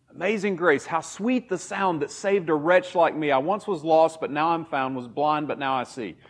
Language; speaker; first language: English; native; English